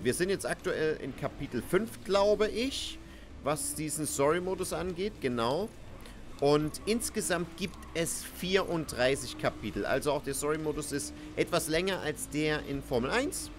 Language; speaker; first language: German; native; German